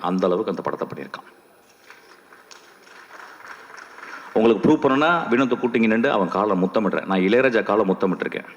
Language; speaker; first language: Tamil; native; Tamil